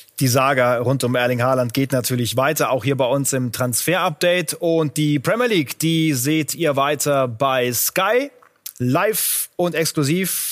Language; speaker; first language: German; native; German